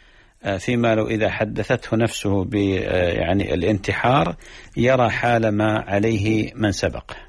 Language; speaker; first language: Arabic; native; Arabic